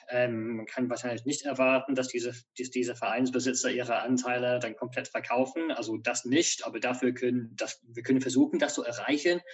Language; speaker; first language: German; non-native, fluent; English